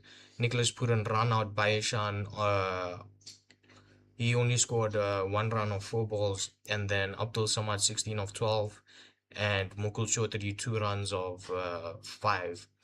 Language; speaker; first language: English; non-native, local second language; Hindi